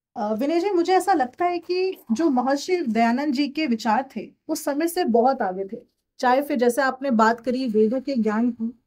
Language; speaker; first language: Hindi; native; Hindi